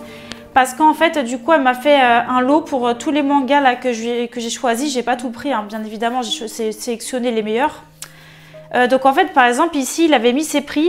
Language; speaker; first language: French; native; French